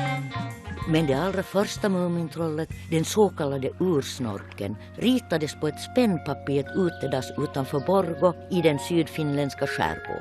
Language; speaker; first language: Swedish; native; Swedish